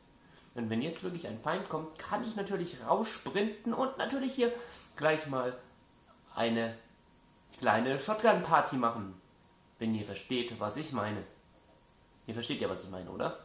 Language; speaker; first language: German; native; German